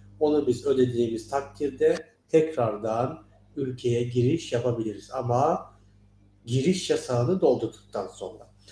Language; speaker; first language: Turkish; non-native, fluent; Turkmen